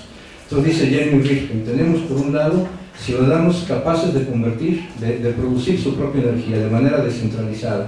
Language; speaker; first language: Spanish; native; Spanish